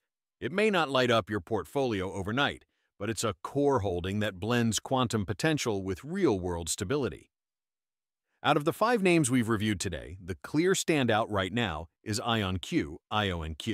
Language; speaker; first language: English; native; English